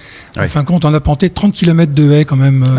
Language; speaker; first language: French; native; French